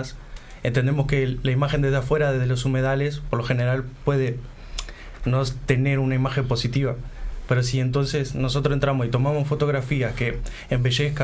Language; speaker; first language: Spanish; native; Spanish